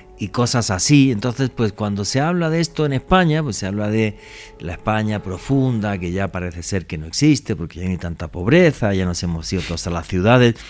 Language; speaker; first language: Spanish; native; Spanish